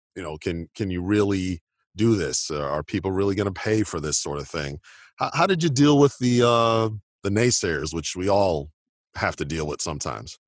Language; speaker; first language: English; native; English